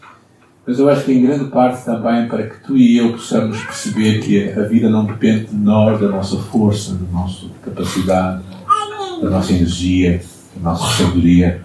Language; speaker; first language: Portuguese; native; Portuguese